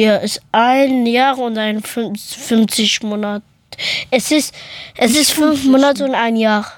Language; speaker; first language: German; early bilingual, other home language; Persian